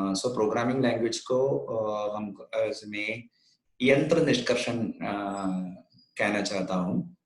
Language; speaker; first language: Hindi; non-native, local second language; Konkani